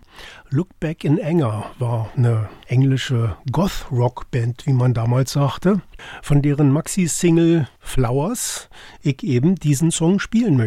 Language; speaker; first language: German; native; German